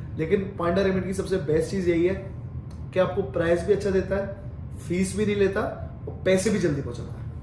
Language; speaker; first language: Hindi; native; Hindi